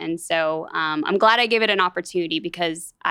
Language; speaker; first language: English; native; English